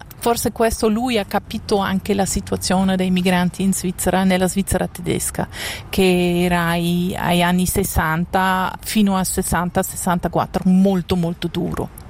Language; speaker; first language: Italian; non-native, local second language; German